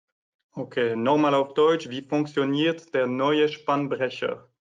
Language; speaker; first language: German; non-native, fluent; French